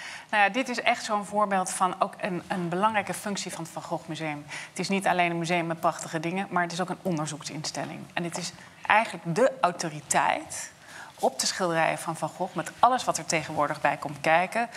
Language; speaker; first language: Dutch; non-native, fluent; English